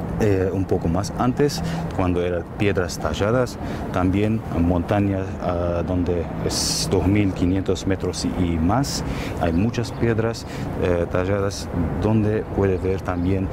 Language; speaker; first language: Spanish; non-native, learner; Armenian